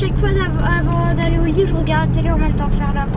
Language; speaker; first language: French; native; French